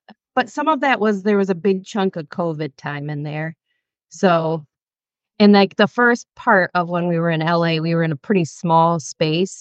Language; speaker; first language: English; native; English